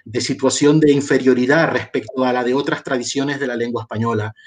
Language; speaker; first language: Spanish; native; Spanish